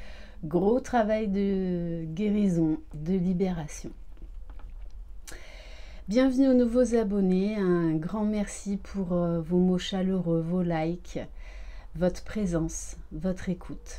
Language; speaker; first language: French; native; French